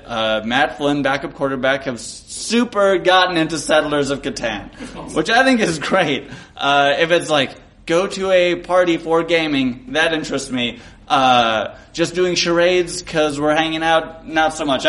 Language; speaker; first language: English; native; English